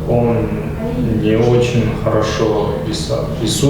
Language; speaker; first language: Russian; non-native, local second language; Kazakh